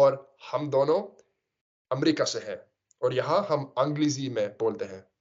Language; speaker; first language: Hindi; non-native, fluent; English